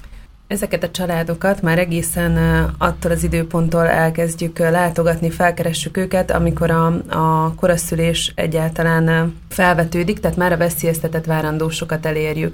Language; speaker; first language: Hungarian; native; Hungarian